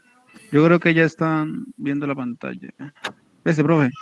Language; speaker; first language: Spanish; native; Spanish